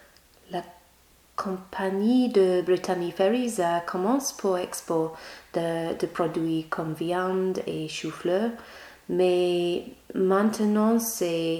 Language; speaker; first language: French; non-native, learner; English